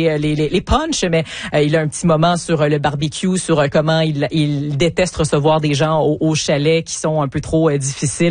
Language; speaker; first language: French; native; French